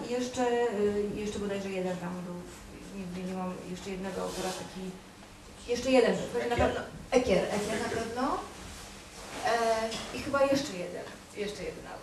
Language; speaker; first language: Polish; native; Polish